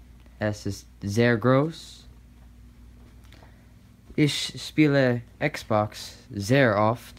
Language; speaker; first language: German; non-native, learner; English